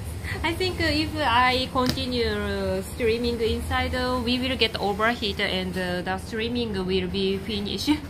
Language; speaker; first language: English; non-native, learner; Japanese